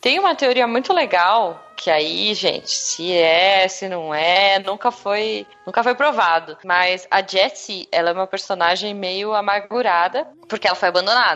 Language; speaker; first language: Portuguese; native; Portuguese